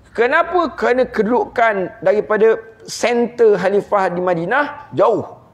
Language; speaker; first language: Malay; native; Malay